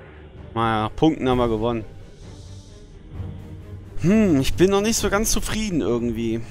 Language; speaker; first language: German; native; German